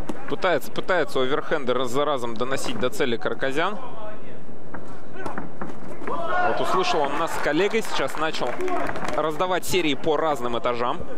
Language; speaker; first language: Russian; native; Russian